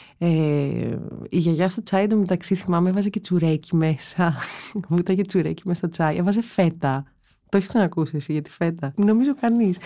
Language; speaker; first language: Greek; native; Greek